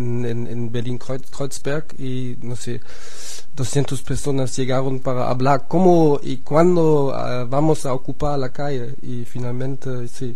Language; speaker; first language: Spanish; non-native, fluent; German